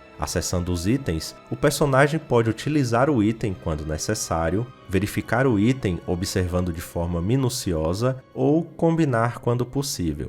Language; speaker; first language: Portuguese; native; Portuguese